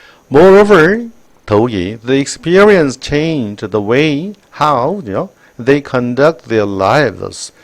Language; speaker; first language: English; non-native, fluent; Korean